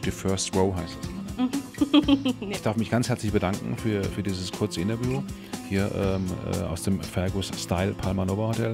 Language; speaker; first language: German; native; German